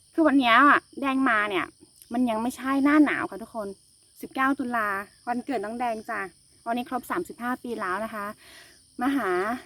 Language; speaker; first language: Thai; native; Thai